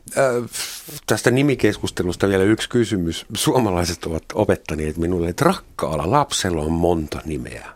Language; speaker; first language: Finnish; non-native, fluent; German